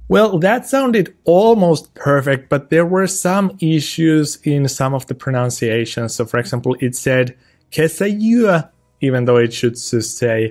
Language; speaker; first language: English; non-native, fluent; Finnish